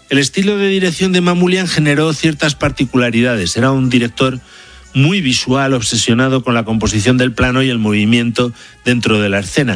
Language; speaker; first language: Spanish; native; Spanish